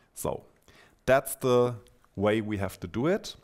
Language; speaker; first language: English; non-native, fluent; German